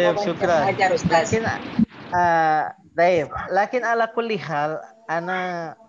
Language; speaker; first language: Arabic; non-native, fluent; Indonesian